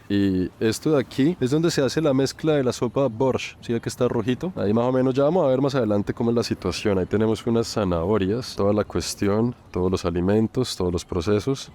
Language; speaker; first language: Spanish; native; Spanish